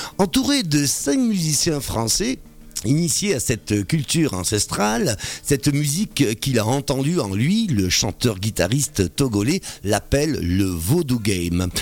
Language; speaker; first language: French; native; French